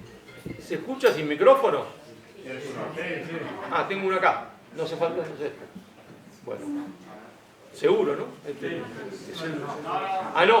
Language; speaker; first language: Spanish; native; Spanish